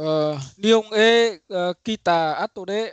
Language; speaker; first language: Japanese; non-native, learner; Vietnamese